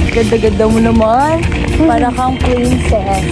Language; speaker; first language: Filipino; native; Filipino